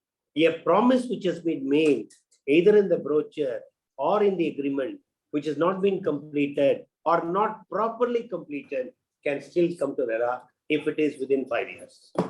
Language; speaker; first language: English; non-native, local second language; Tamil